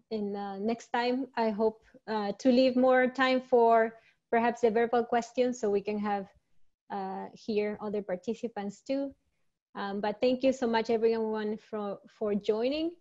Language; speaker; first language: English; non-native, fluent; Spanish